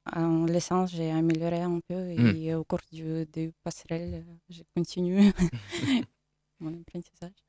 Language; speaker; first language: French; non-native, learner; Russian